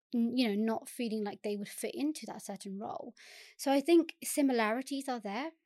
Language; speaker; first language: English; native; English